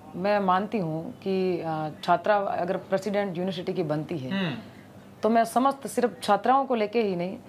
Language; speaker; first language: Hindi; native; Hindi